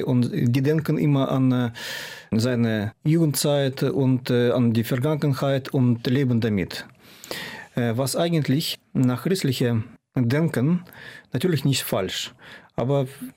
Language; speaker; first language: German; non-native, fluent; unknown